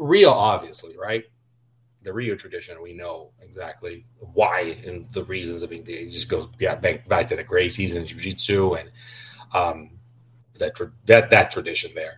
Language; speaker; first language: English; non-native, fluent; Portuguese